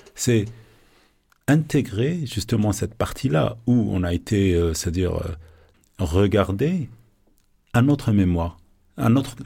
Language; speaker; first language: French; non-native, local second language; Arabic